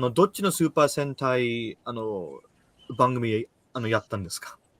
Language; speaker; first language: Japanese; early bilingual, heritage; Japanese